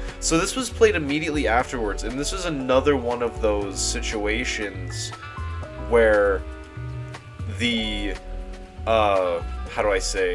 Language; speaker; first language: English; native; English